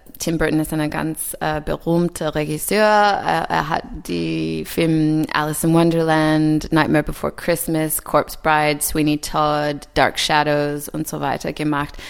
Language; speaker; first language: German; early bilingual, other home language; English